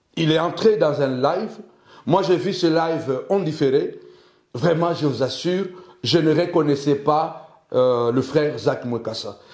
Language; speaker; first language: French; early bilingual, other home language; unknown